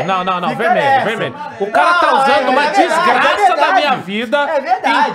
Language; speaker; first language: Portuguese; native; Portuguese